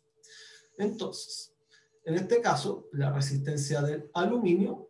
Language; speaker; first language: Spanish; native; Spanish